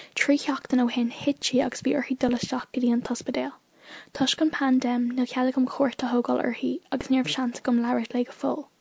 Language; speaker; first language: Irish; non-native, local second language; English